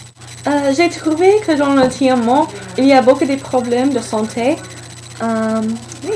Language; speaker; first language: French; non-native, learner; English